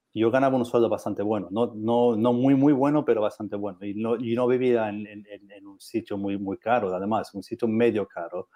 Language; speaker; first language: Spanish; non-native, learner; English